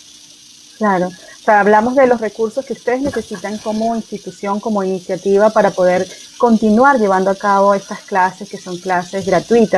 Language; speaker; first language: Spanish; native; Spanish